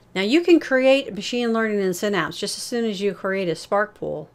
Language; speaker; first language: English; native; English